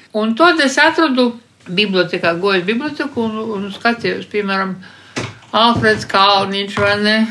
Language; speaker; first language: Latvian; non-native, local second language; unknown